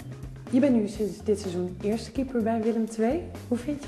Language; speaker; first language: Dutch; native; Dutch